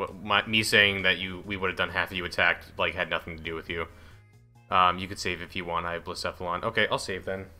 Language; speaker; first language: English; native; English